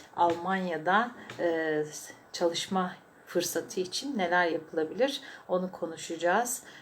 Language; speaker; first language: Turkish; native; Turkish